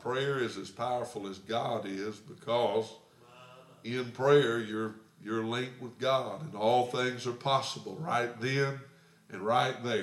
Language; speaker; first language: English; native; English